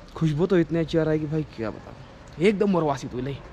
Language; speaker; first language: Hindi; non-native, local second language; Marathi